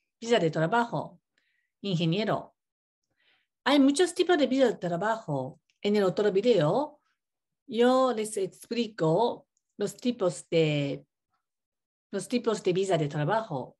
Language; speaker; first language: Spanish; non-native, learner; Japanese